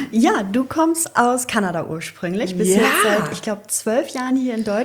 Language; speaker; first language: German; native; German